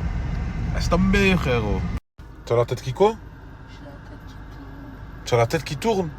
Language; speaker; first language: French; native; French